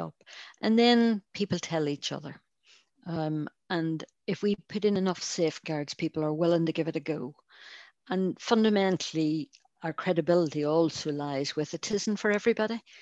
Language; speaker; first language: English; native; English